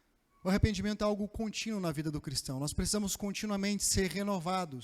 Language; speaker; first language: Portuguese; native; Portuguese